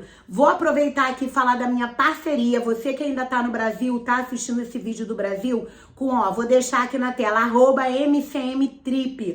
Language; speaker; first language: Portuguese; native; Portuguese